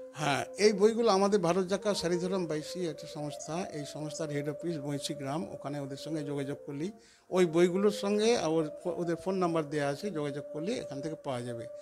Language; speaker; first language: Bangla; non-native, local second language; Santali